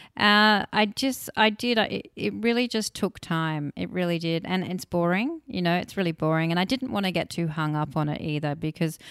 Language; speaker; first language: English; early bilingual, other home language; Hindi